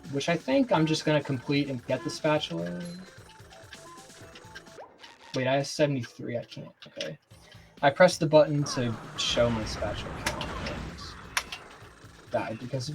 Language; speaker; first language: English; native; English